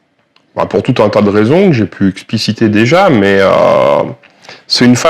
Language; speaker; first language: French; native; French